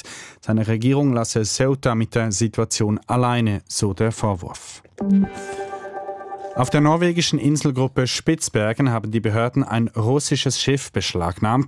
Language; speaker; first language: German; native; German